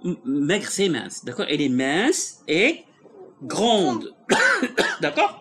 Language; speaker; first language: French; non-native, local second language; Arabic